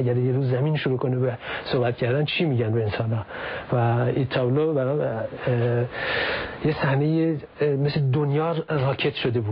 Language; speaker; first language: Persian; native; Persian